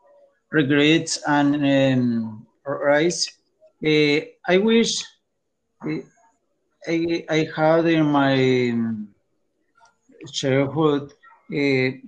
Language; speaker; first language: English; non-native, learner; Spanish